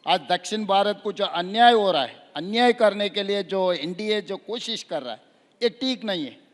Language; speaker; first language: Hindi; non-native, local second language; Telugu